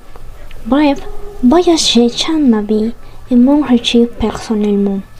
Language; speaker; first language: French; non-native, learner; Spanish